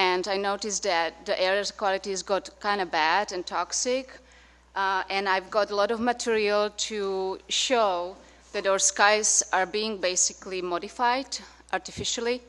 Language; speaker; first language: English; non-native, fluent; Czech